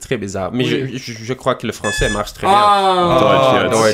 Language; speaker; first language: French; non-native, learner; English